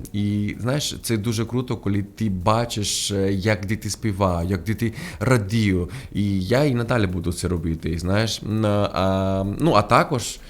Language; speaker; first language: Ukrainian; non-native, fluent; Spanish